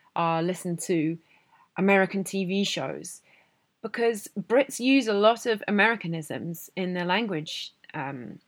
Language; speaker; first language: English; native; English